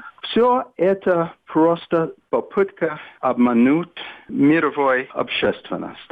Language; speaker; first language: Russian; non-native, fluent; English